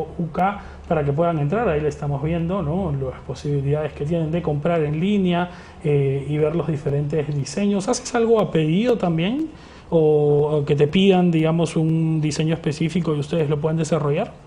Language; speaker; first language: Spanish; native; Spanish